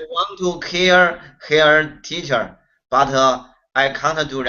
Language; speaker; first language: English; non-native, learner; Chinese